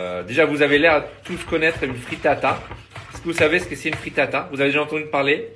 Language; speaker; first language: French; native; French